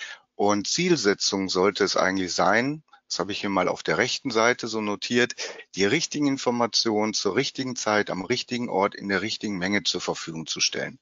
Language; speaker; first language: German; native; German